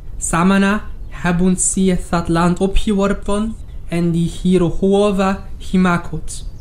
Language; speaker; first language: Dutch; native; Dutch